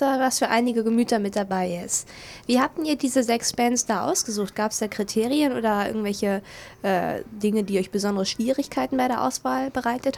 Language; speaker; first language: German; native; German